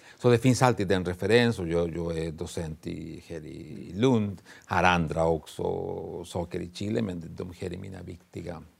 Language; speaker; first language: Swedish; non-native, fluent; Spanish